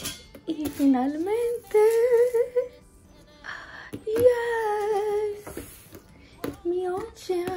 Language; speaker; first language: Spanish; early bilingual, heritage; Spanish